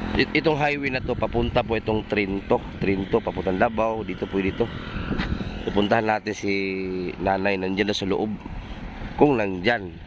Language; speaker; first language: Filipino; non-native, local second language; Cebuano